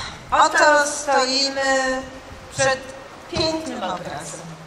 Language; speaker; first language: Polish; native; Polish